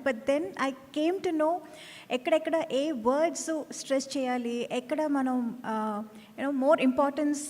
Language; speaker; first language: Telugu; non-native, local second language; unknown